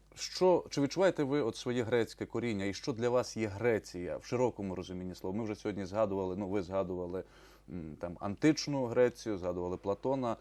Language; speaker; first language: Ukrainian; native; Ukrainian